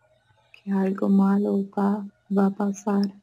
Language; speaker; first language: Spanish; non-native, fluent; Italian